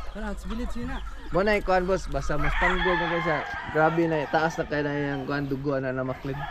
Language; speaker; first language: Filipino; non-native, local second language; Cebuano